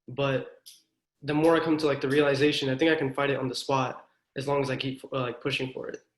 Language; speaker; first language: English; native; English